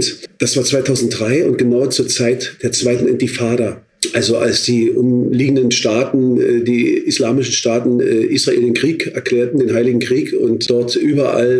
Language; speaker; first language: German; native; German